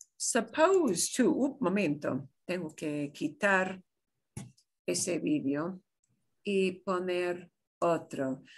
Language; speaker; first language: Spanish; non-native, fluent; English